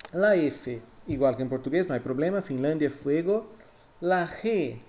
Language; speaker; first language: Spanish; non-native, fluent; Portuguese